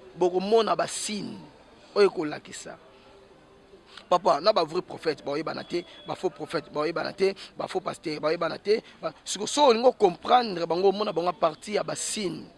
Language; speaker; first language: Lingala; native; Lingala